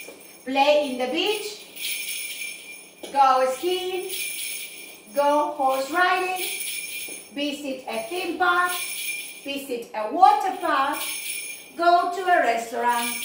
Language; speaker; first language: English; non-native, fluent; Spanish